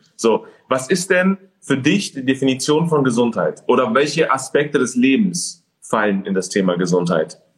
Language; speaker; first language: German; early bilingual, other home language; Persian